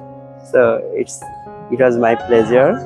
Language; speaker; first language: English; non-native, fluent; Bangla